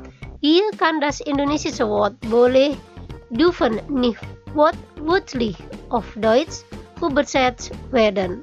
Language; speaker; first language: German; non-native, fluent; Indonesian